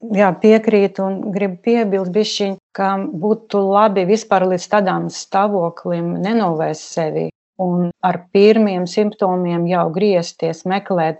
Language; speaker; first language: Latvian; non-native, local second language; Russian